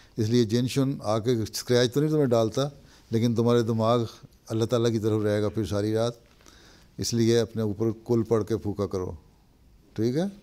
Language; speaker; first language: Urdu; native; Urdu